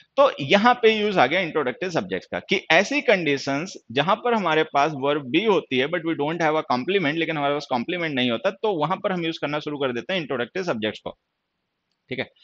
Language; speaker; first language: Hindi; native; Hindi